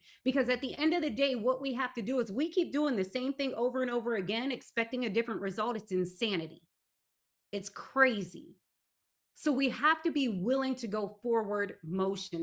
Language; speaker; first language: English; native; English